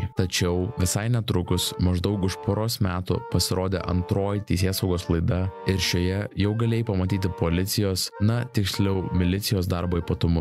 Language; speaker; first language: Lithuanian; native; Lithuanian